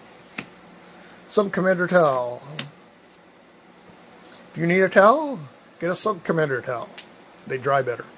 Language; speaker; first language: English; native; English